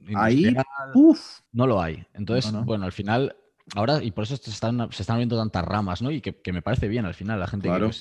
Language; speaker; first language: Spanish; native; Spanish